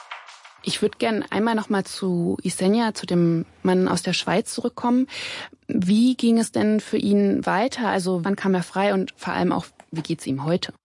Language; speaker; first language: German; native; German